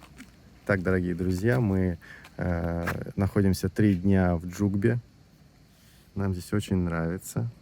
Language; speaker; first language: Russian; native; Russian